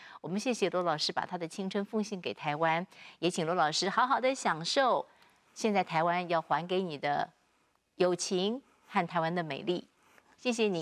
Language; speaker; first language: Chinese; native; Chinese